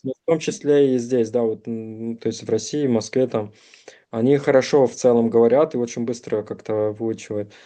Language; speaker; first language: Russian; native; Russian